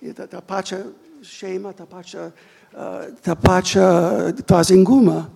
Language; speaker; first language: Lithuanian; non-native, fluent; English